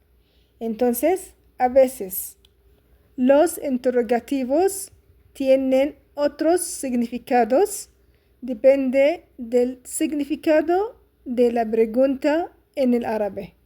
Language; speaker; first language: Spanish; non-native, fluent; Arabic